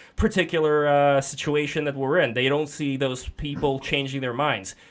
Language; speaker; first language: English; non-native, fluent; Russian